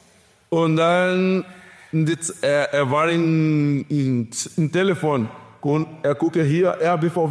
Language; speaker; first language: German; non-native, learner; Portuguese